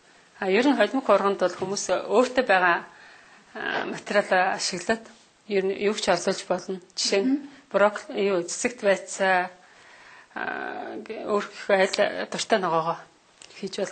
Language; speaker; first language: Mongolian; native; Mongolian